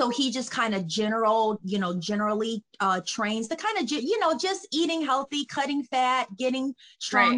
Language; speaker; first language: English; native; English